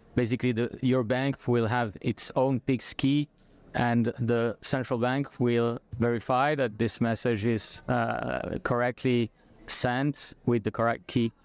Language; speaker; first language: English; non-native, fluent; French